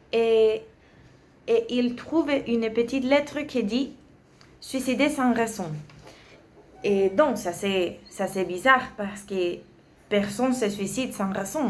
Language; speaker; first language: French; non-native, learner; Spanish